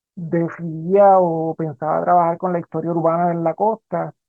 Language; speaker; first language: Spanish; native; Spanish